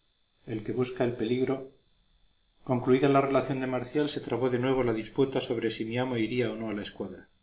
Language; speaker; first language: Spanish; native; Spanish